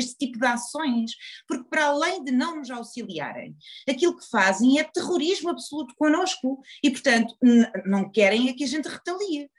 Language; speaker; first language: Portuguese; native; Portuguese